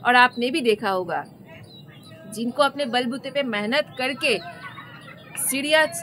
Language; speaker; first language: Hindi; non-native, local second language; Bangla